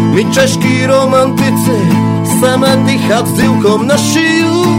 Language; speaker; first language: Slovak; native; Slovak